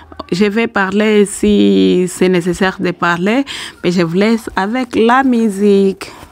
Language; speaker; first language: French; non-native, local second language; Swahili